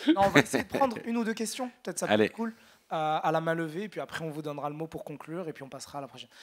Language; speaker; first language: French; non-native, local second language; Arabic